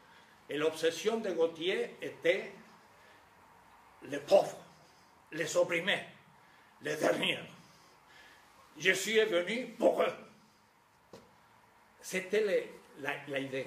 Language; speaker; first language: French; non-native, fluent; Spanish